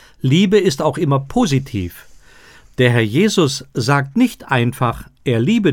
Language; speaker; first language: German; native; German